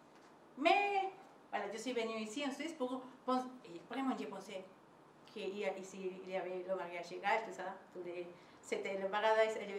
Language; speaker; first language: French; non-native, learner; Spanish